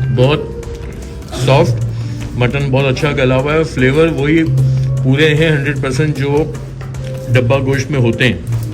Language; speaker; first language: Hindi; native; Hindi